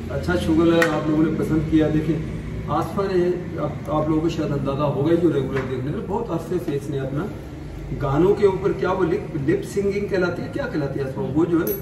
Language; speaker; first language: Urdu; non-native, local second language; Punjabi